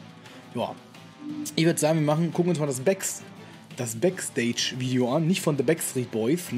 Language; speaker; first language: German; native; German